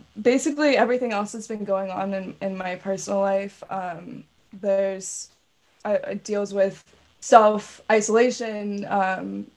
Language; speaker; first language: English; native; English